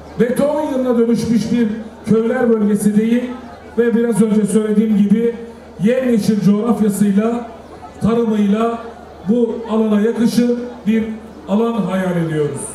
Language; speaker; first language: Turkish; native; Turkish